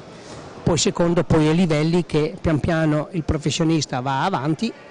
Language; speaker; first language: Italian; native; Italian